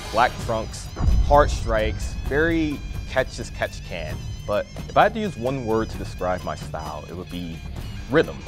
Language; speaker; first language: English; native; English